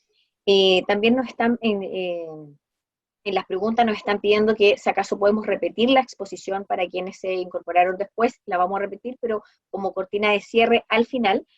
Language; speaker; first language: Spanish; native; Spanish